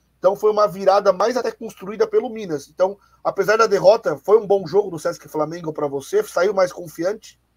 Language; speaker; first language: Portuguese; native; Portuguese